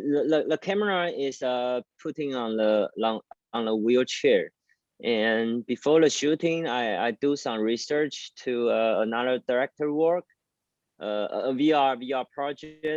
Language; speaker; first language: English; non-native, learner; Chinese